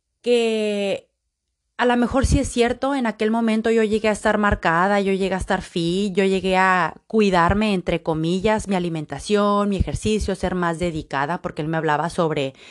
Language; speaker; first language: Spanish; native; Spanish